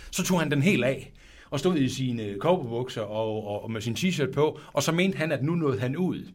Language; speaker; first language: Danish; native; Danish